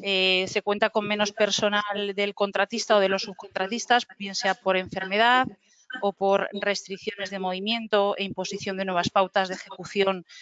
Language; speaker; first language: Spanish; native; Spanish